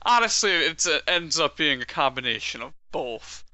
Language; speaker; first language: English; native; English